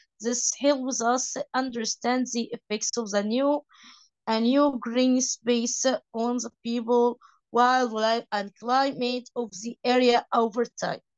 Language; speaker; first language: English; non-native, fluent; Arabic